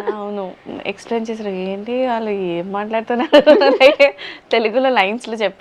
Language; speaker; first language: Telugu; non-native, learner; Bangla